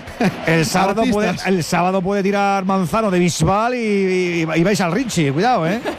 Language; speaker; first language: Spanish; native; Spanish